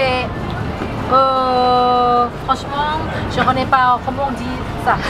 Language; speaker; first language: French; non-native, learner; Thai